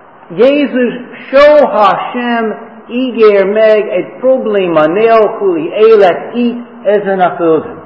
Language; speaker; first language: Hungarian; non-native, fluent; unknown